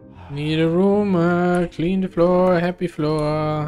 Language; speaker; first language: English; non-native, fluent; German